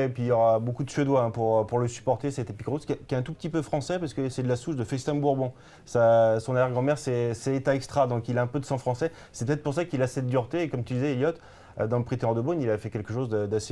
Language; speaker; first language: French; native; French